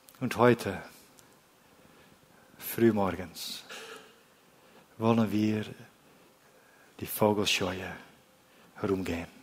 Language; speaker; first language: German; non-native, learner; Dutch